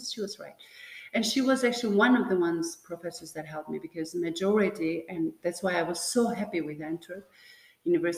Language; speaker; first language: English; non-native, fluent; Albanian